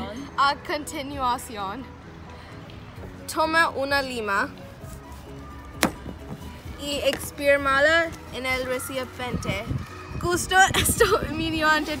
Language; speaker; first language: Spanish; non-native, learner; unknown